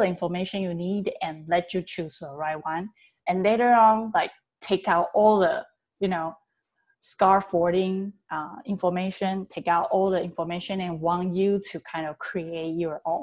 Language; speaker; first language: English; non-native, fluent; Chinese